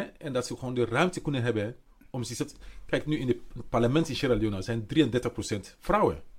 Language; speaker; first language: Dutch; non-native, fluent; Mandingo